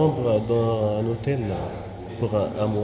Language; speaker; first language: French; non-native, fluent; Arabic